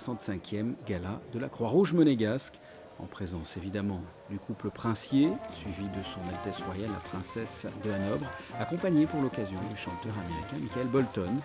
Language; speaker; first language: French; native; French